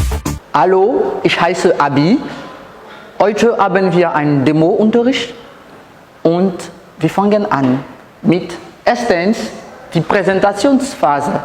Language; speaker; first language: German; non-native, learner; French